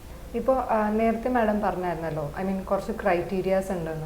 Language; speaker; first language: Malayalam; native; Malayalam